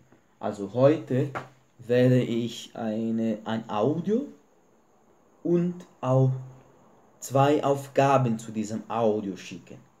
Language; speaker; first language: German; non-native, fluent; Portuguese